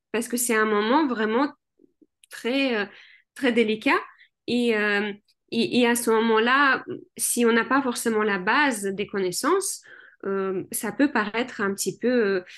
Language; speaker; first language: French; early bilingual, other home language; Russian